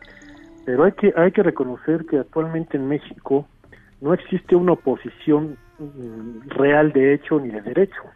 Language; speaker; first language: Spanish; native; Spanish